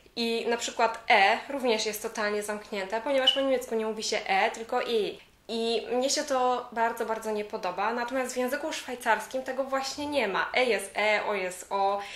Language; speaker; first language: Polish; native; Polish